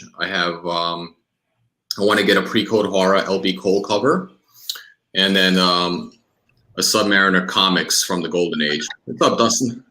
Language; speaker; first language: English; native; English